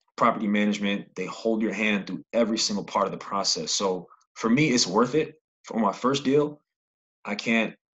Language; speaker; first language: English; native; English